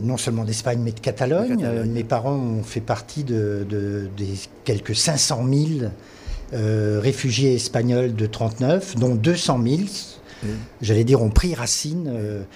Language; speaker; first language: French; non-native, local second language; Catalan